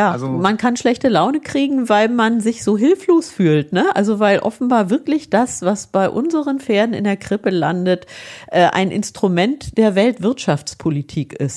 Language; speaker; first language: German; native; German